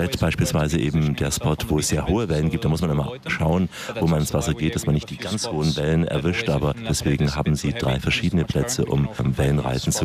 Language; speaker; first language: German; native; German